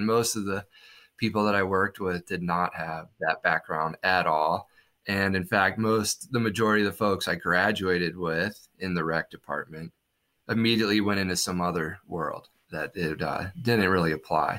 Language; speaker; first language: English; native; English